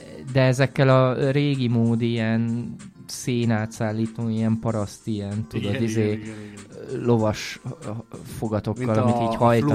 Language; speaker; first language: Hungarian; native; Hungarian